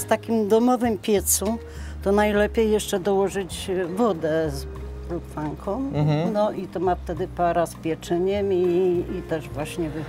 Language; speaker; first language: Polish; native; Polish